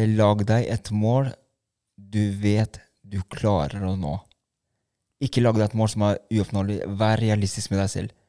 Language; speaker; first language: Norwegian; early bilingual, other home language; Albanian